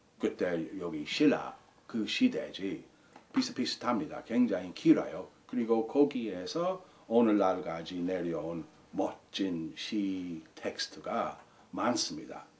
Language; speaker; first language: Korean; non-native, fluent; English